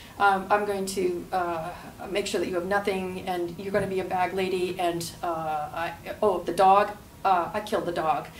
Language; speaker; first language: English; native; English